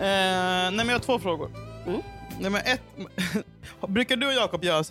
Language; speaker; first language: Swedish; native; Swedish